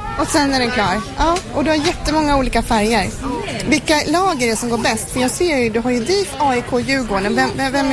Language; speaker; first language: Swedish; native; Swedish